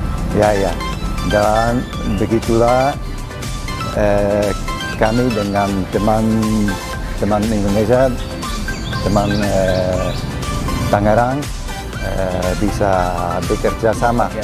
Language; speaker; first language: Indonesian; non-native, learner; Dutch